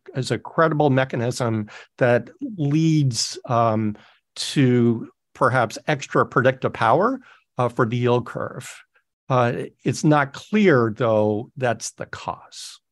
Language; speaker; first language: English; native; English